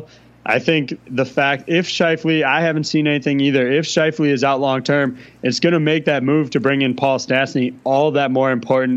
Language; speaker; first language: English; native; English